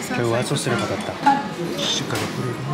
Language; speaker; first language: Japanese; non-native, fluent; Korean